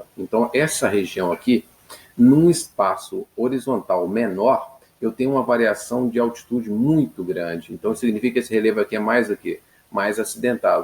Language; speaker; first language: Portuguese; native; Portuguese